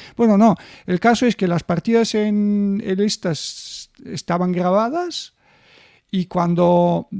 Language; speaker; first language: Spanish; non-native, fluent; Bulgarian